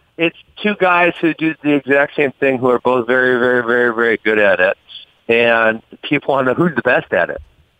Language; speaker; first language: English; native; English